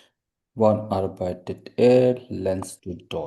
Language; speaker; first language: German; non-native, learner; Hindi